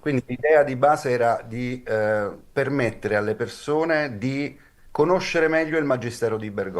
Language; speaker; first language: Italian; native; Italian